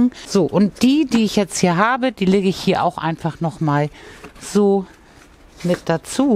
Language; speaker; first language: German; native; German